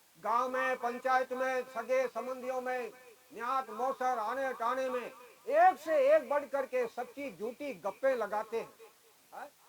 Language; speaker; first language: Hindi; native; Hindi